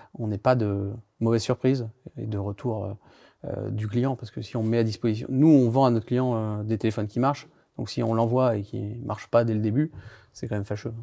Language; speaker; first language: French; native; French